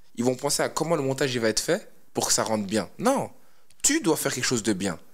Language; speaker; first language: French; native; French